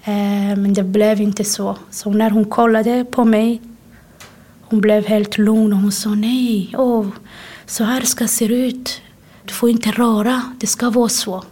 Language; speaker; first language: Swedish; non-native, fluent; Somali